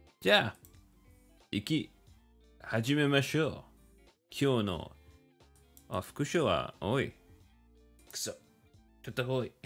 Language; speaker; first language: Japanese; non-native, learner; English